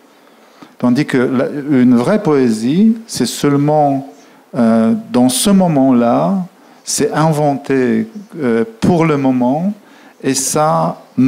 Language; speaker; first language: French; non-native, fluent; Polish